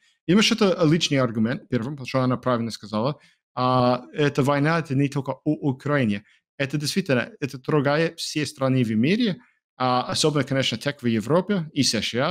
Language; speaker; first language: Ukrainian; non-native, learner; English